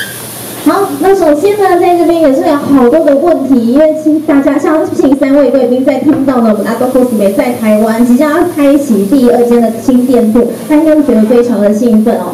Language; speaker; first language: Chinese; native; Chinese